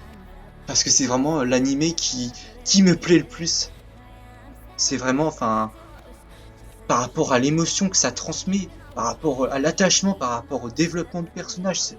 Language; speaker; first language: French; native; French